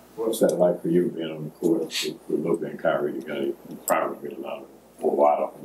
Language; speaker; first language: English; native; English